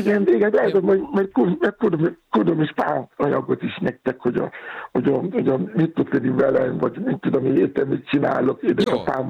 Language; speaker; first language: Hungarian; non-native, fluent; Yoruba